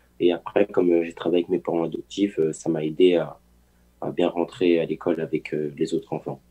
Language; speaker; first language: French; early bilingual, other home language; Haitian Creole